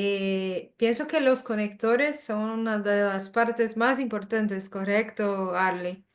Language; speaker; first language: Spanish; non-native, learner; Portuguese